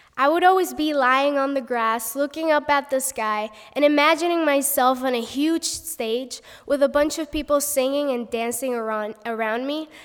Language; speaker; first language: English; non-native, fluent; Spanish